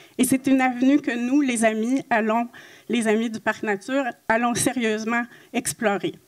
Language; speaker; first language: French; native; French